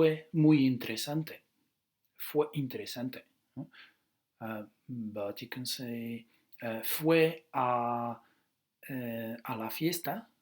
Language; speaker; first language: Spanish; non-native, fluent; Dutch